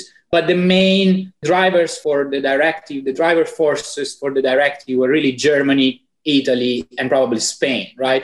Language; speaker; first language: English; non-native, fluent; Italian